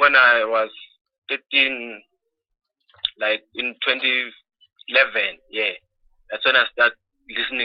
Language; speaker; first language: English; non-native, local second language; Swati